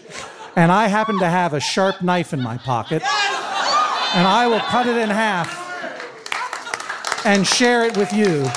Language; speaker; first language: English; native; English